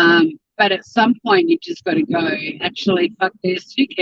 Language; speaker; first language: English; native; English